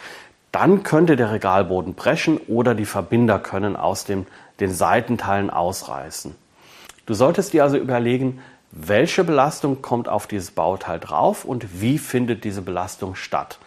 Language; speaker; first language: German; native; German